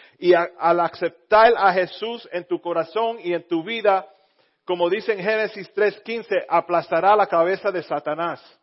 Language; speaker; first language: Spanish; early bilingual, heritage; Spanish